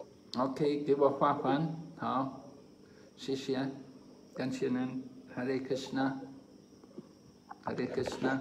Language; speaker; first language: Chinese; non-native, fluent; English